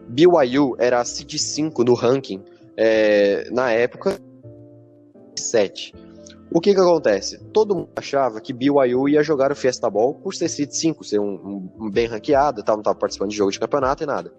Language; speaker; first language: Portuguese; native; Portuguese